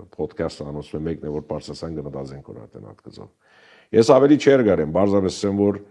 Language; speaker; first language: Armenian; early bilingual, heritage; Armenian